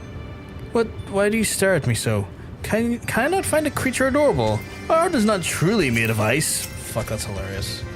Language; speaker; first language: English; native; English